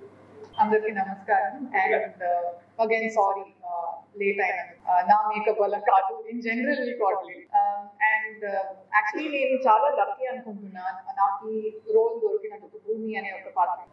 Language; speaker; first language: Telugu; non-native, local second language; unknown